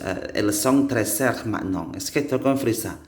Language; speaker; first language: French; non-native, learner; Indonesian